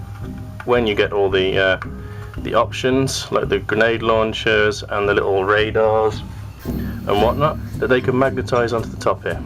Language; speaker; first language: English; native; English